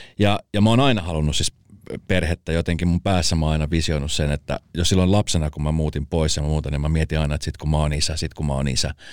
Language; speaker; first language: Finnish; early bilingual, other home language; Spanish